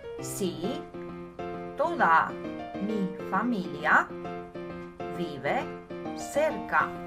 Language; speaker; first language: Spanish; non-native, learner; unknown